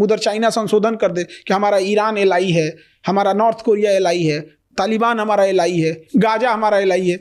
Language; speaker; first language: Hindi; native; Hindi